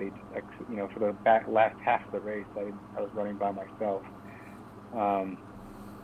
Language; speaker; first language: English; native; English